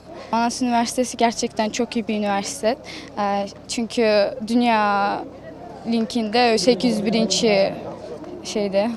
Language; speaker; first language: Turkish; early bilingual, heritage; Turkish